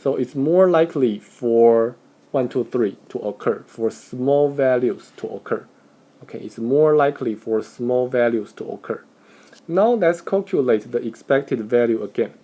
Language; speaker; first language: English; non-native, fluent; Chinese